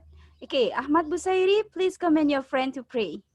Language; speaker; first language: English; non-native, learner; Indonesian